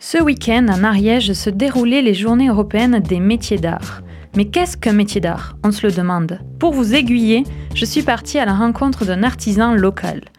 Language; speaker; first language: French; native; French